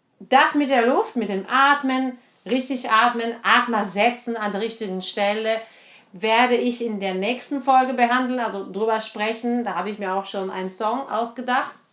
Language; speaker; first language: German; non-native, fluent; Italian